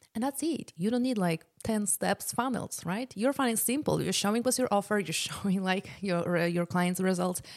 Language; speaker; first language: English; non-native, fluent; Polish